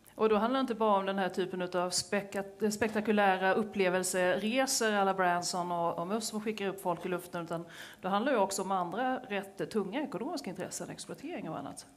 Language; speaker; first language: Swedish; native; Swedish